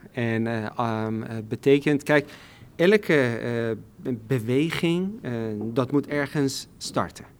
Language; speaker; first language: Dutch; non-native, fluent; Persian